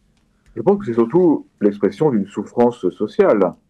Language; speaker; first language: French; native; French